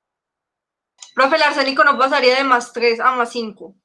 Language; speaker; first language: Spanish; native; Spanish